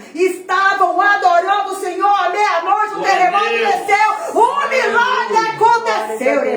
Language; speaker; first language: Portuguese; native; Portuguese